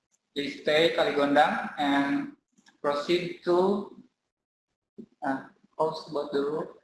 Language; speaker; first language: English; non-native, learner; Indonesian